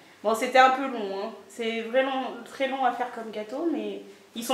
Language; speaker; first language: French; native; French